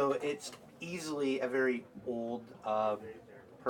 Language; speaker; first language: English; native; English